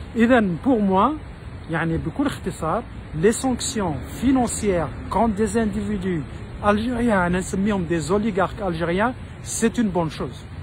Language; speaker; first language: French; non-native, local second language; Arabic